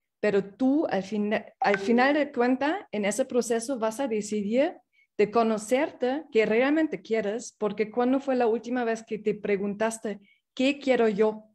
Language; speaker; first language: Spanish; non-native, fluent; English